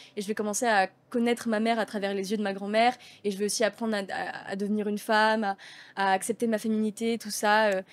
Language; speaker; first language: French; native; French